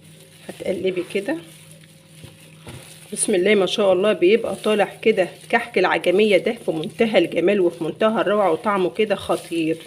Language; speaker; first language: Arabic; native; Arabic